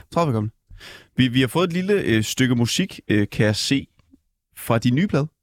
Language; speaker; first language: Danish; native; Danish